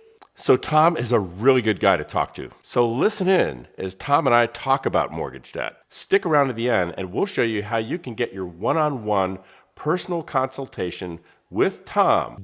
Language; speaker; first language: English; native; English